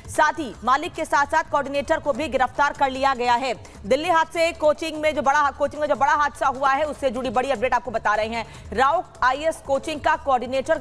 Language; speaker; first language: Hindi; native; Hindi